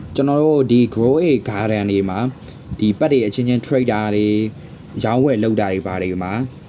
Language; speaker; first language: Burmese; native; Burmese